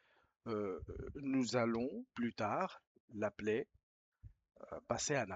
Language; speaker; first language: French; non-native, fluent; Spanish